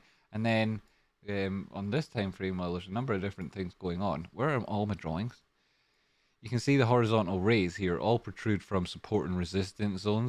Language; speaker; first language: English; native; English